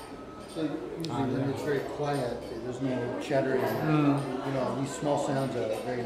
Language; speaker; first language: English; non-native, learner; Japanese